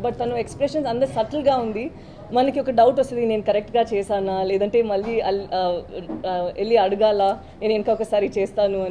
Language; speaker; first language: Telugu; non-native, local second language; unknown